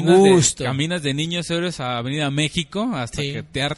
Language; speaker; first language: Spanish; native; Spanish